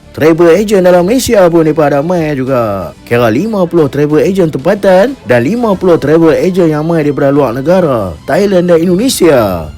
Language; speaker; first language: Malay; native; Malay